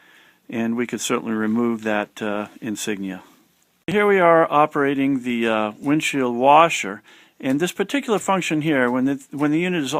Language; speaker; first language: English; native; English